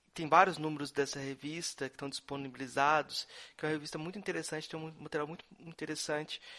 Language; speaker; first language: Portuguese; native; Portuguese